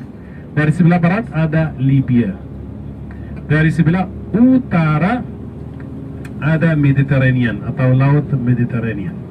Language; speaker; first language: Indonesian; non-native, fluent; Arabic